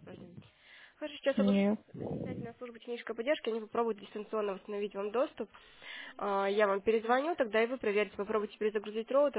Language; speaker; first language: Russian; native; Russian